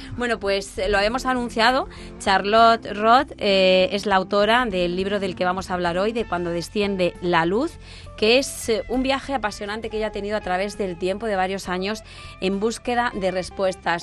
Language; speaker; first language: Spanish; native; Spanish